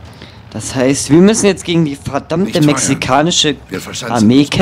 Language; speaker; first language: German; native; German